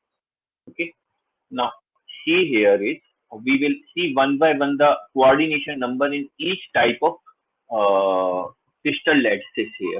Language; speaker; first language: English; non-native, local second language; Hindi